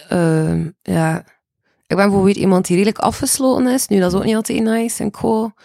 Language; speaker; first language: Dutch; native; Dutch